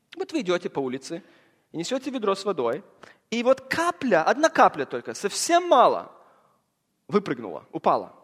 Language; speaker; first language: Russian; early bilingual, heritage; Russian